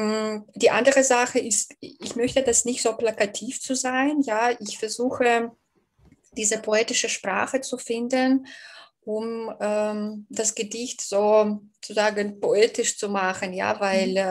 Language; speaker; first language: German; non-native, fluent; Belarusian